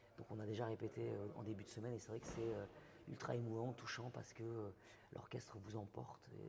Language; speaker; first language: French; non-native, local second language; Basque